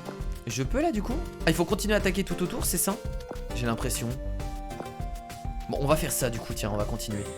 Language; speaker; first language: French; native; French